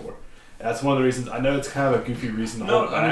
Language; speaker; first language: English; native; English